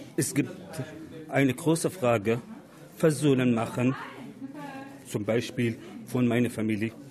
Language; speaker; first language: German; non-native, learner; Arabic